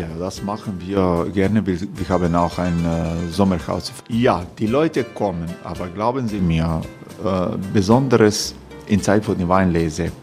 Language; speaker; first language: German; non-native, fluent; Croatian